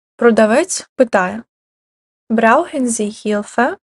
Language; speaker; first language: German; non-native, fluent; Ukrainian